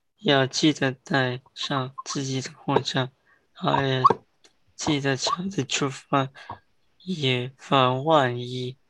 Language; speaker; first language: Chinese; early bilingual, heritage; English